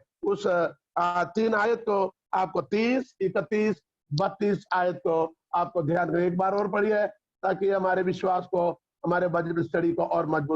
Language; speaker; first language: Hindi; non-native, local second language; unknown